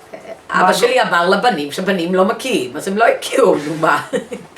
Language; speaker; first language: Hebrew; early bilingual, other home language; English